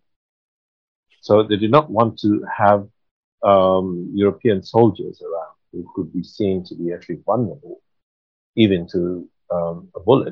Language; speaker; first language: English; non-native, local second language; Swahili